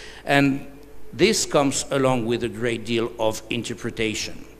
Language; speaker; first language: English; non-native, fluent; French